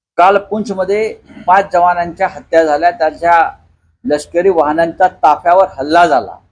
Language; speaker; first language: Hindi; non-native, local second language; Marathi